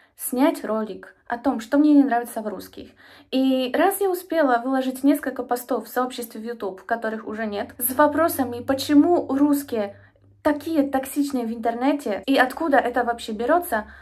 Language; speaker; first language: Russian; non-native, fluent; Polish